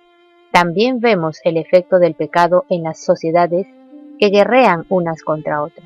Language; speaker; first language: Spanish; native; Spanish